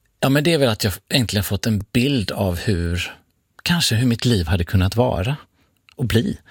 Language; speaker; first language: Swedish; native; Swedish